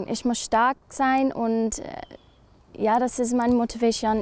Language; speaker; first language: German; non-native, learner; English